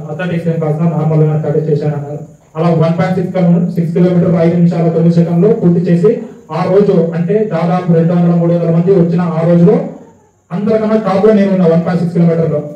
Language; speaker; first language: Telugu; non-native, local second language; Urdu